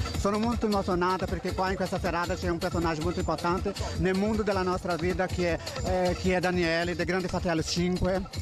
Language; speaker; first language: Italian; non-native, fluent; Portuguese